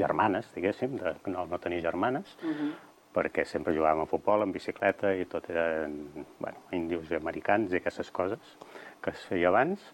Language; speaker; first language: Catalan; native; Catalan